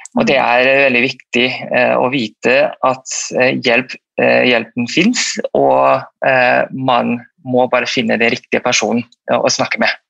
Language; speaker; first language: Norwegian; non-native, fluent; Malay